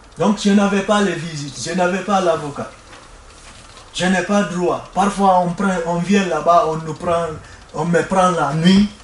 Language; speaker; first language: French; non-native, local second language; Fula